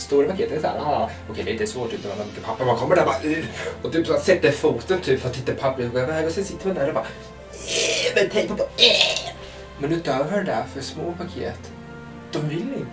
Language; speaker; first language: Swedish; native; Swedish